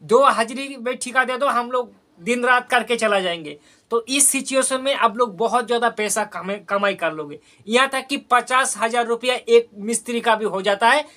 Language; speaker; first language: Hindi; non-native, local second language; Bangla